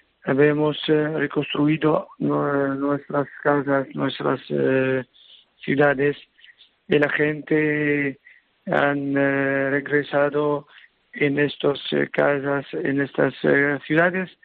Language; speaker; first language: Spanish; non-native, learner; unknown